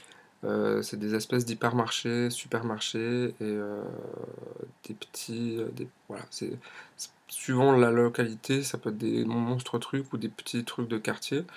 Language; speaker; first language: French; native; French